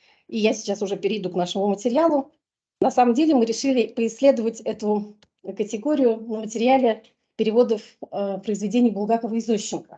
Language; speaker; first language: Russian; native; Russian